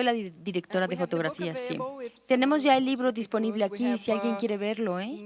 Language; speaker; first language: Spanish; native; Spanish